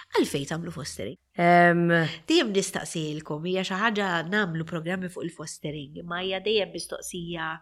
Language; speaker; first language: Maltese; native; Maltese